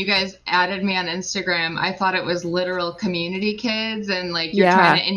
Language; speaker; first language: English; native; English